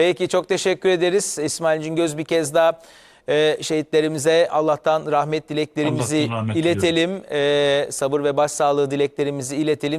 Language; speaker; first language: Turkish; native; Turkish